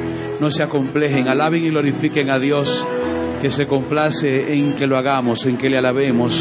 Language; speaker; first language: Spanish; native; Spanish